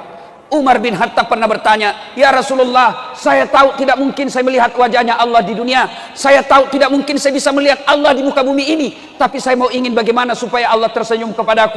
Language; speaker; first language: Indonesian; non-native, local second language; Buginese